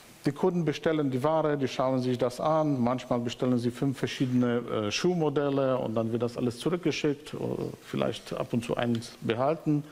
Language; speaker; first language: German; non-native, fluent; Polish